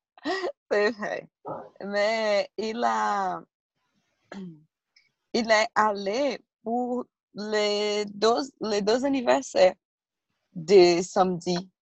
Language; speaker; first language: French; non-native, learner; Portuguese